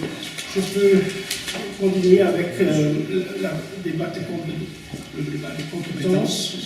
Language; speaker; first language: French; non-native, learner; German